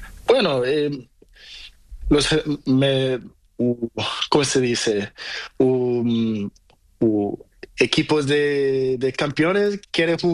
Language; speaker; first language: Spanish; non-native, learner; Portuguese